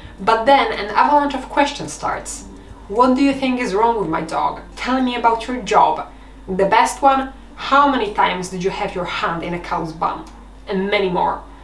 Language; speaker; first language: English; non-native, fluent; Polish